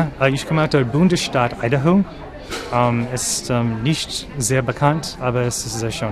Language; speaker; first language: German; non-native, learner; English